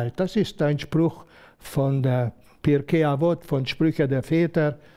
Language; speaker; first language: German; non-native, fluent; Hungarian